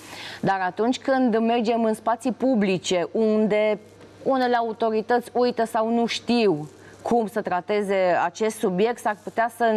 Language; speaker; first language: Romanian; native; Romanian